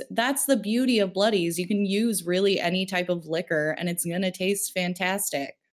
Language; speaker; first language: English; early bilingual, other home language; Filipino